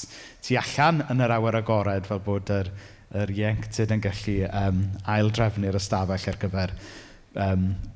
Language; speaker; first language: Welsh; native; Welsh